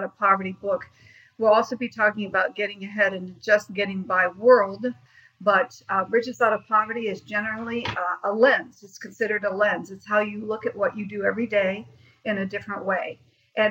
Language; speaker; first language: English; native; English